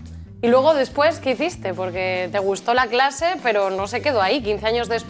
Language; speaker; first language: Spanish; native; Spanish